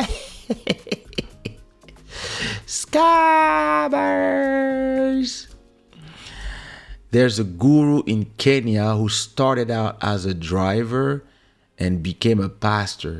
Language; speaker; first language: English; non-native, fluent; French